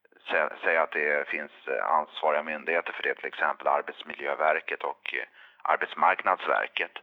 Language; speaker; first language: Swedish; native; Swedish